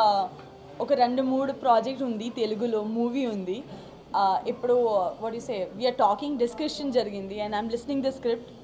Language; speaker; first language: Telugu; non-native, learner; Gujarati